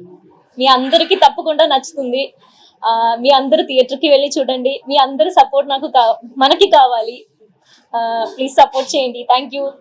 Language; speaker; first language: Telugu; non-native, learner; Malayalam